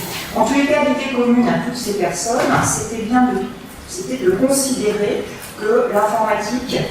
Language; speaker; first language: French; native; French